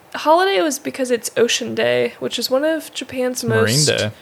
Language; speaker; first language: English; native; English